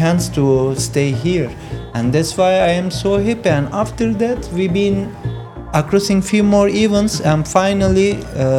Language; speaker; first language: English; non-native, fluent; Turkish